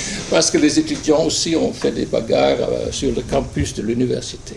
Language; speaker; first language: French; non-native, fluent; English